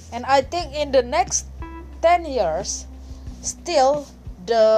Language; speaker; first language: English; non-native, fluent; Indonesian